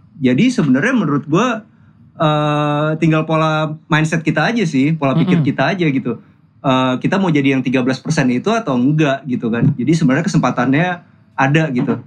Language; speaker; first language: Indonesian; native; Indonesian